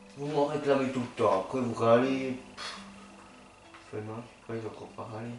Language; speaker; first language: French; native; French